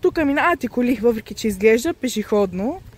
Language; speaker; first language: Bulgarian; native; Bulgarian